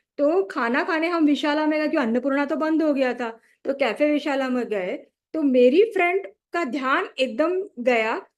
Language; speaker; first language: Hindi; non-native, local second language; Marathi